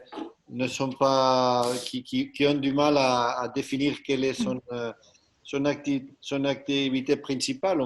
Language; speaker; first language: French; non-native, fluent; Catalan